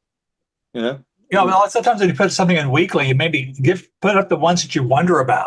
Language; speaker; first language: English; native; English